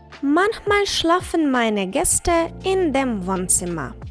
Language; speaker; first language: German; non-native, fluent; Ukrainian